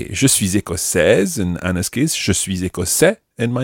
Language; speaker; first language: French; non-native, fluent; English